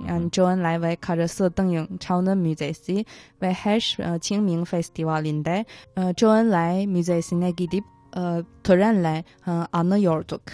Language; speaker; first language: Turkish; non-native, fluent; Chinese